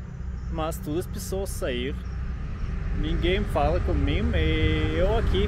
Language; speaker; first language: Portuguese; non-native, learner; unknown